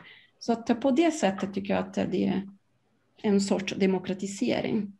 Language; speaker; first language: Swedish; non-native, fluent; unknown